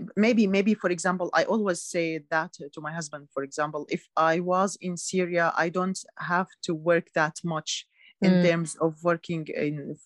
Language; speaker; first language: English; non-native, learner; Arabic